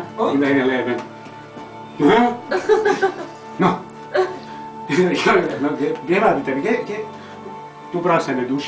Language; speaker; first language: German; non-native, learner; Slovak